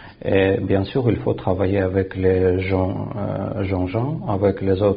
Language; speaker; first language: French; non-native, fluent; Russian